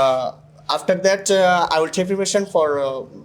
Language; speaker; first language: English; non-native, learner; Bangla